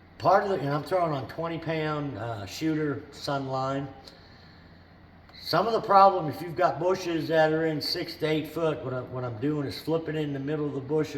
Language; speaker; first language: English; native; English